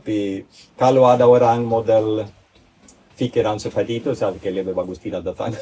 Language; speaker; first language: Indonesian; non-native, fluent; Swedish